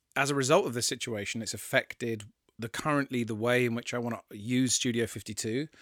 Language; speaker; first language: English; native; English